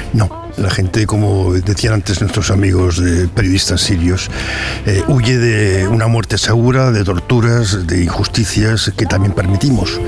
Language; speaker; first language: Spanish; native; Spanish